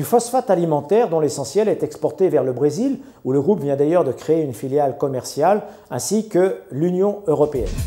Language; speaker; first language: French; non-native, local second language; Arabic